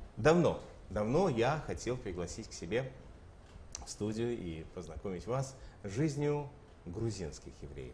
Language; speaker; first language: Russian; native; Russian